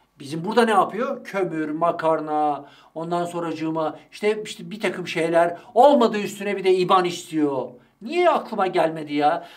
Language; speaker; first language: Turkish; native; Turkish